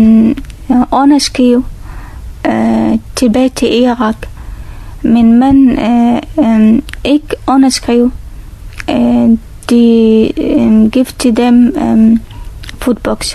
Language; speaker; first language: Danish; non-native, learner; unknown